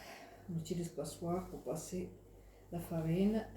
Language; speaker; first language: French; non-native, fluent; Arabic